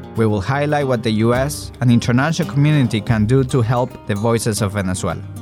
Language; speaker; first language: English; non-native, fluent; Spanish